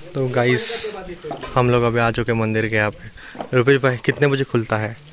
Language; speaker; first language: Hindi; non-native, local second language; Marathi